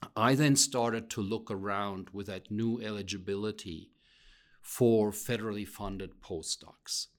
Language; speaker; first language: English; non-native, fluent; German